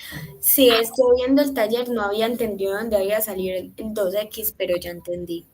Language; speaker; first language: Spanish; native; Spanish